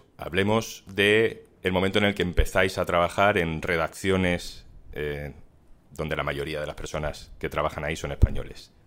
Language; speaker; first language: Spanish; native; Spanish